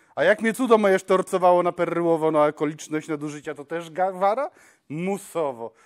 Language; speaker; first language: Polish; non-native, local second language; Kashubian